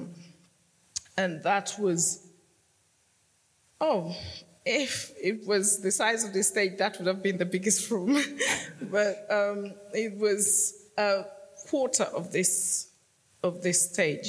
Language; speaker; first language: English; non-native, local second language; Acoli